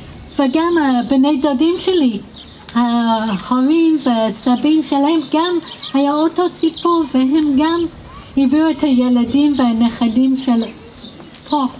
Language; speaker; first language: Hebrew; non-native, fluent; English